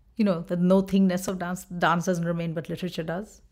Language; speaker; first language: English; non-native, local second language; Bangla